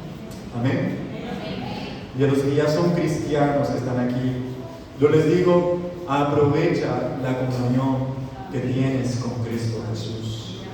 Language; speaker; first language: Spanish; native; Spanish